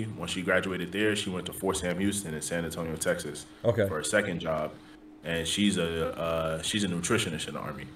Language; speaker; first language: English; native; English